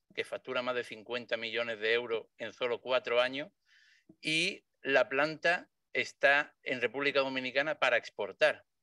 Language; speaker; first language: Spanish; native; Spanish